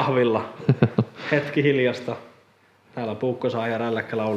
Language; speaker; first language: Finnish; native; Finnish